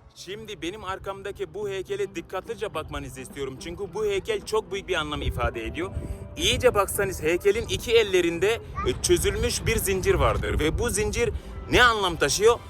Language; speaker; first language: Turkish; non-native, fluent; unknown